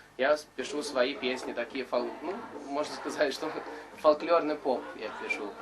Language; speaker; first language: Russian; early bilingual, heritage; Russian